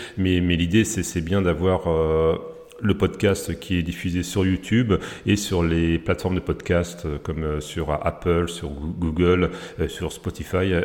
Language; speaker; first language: French; native; French